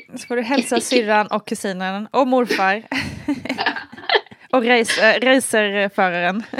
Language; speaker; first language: Swedish; native; Swedish